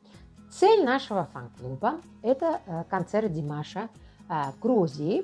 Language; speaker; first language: Russian; non-native, local second language; Georgian